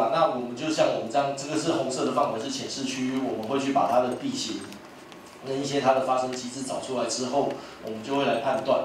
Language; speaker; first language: Chinese; native; Chinese